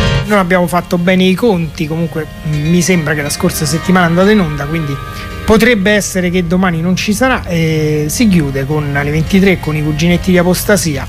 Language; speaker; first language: Italian; native; Italian